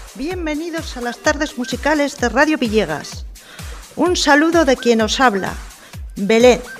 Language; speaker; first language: Spanish; native; Spanish